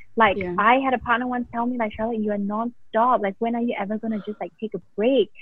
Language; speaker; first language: English; native; English